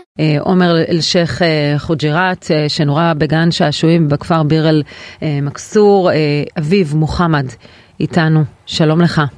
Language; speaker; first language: Hebrew; native; Hebrew